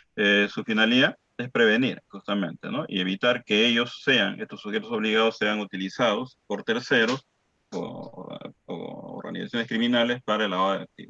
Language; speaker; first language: Spanish; native; Spanish